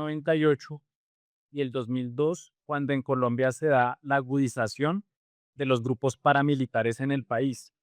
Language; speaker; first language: Spanish; native; Spanish